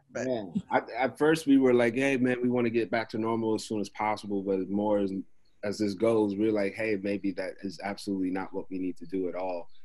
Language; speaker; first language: English; native; English